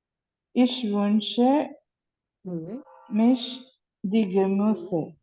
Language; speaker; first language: German; non-native, learner; Malayalam